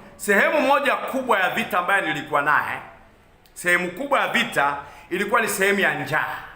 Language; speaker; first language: Swahili; non-native, local second language; Kikuyu